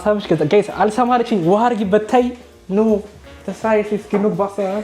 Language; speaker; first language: German; early bilingual, other home language; Amharic